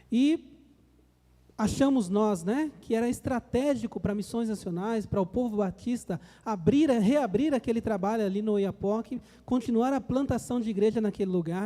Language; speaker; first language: Portuguese; native; Portuguese